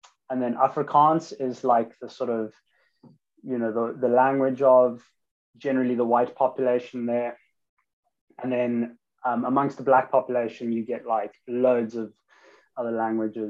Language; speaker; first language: English; native; English